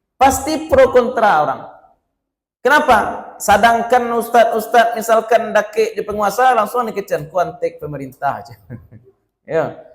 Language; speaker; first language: Malay; non-native, local second language; Minangkabau